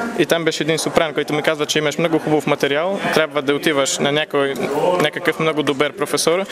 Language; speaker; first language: Bulgarian; early bilingual, heritage; Polish